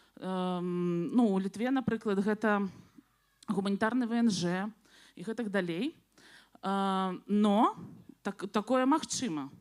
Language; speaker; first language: Belarusian; non-native, local second language; Russian